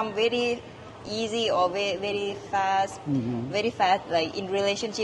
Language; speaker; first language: English; non-native, learner; Thai